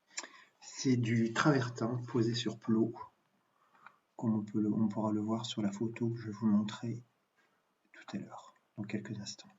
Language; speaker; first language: French; native; French